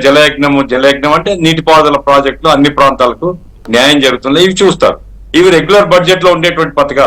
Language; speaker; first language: Telugu; native; Telugu